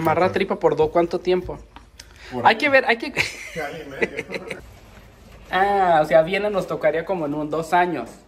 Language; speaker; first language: Spanish; native; Spanish